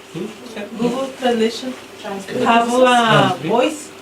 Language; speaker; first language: English; non-native, learner; Spanish